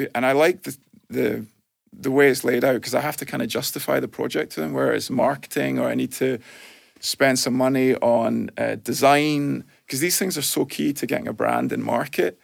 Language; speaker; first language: English; native; English